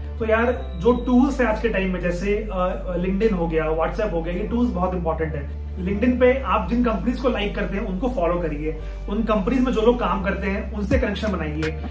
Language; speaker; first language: Hindi; native; Hindi